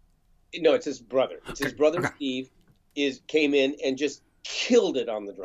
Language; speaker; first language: English; native; English